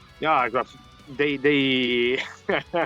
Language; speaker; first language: English; non-native, fluent; Italian